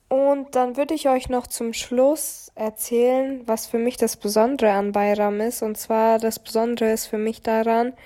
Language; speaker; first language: German; native; German